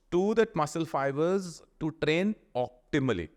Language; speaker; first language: English; non-native, local second language; Punjabi